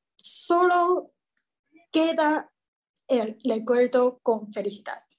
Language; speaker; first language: Spanish; non-native, learner; Chinese